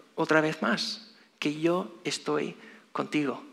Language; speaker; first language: Spanish; non-native, fluent; English